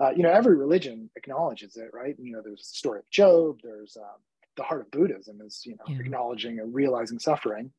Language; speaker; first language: English; early bilingual, other home language; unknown